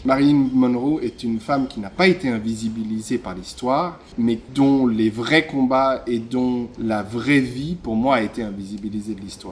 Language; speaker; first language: French; native; French